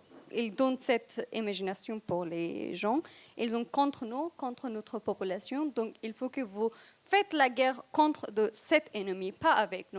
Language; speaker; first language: French; non-native, fluent; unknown